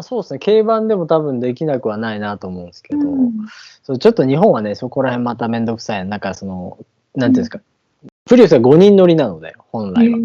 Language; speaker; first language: Japanese; native; Japanese